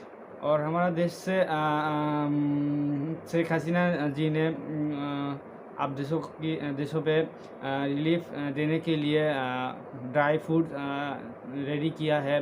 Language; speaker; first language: Hindi; non-native, learner; Bangla